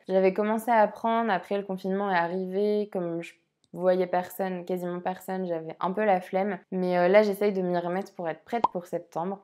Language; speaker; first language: French; native; French